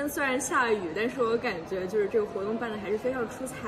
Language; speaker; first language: Chinese; native; Chinese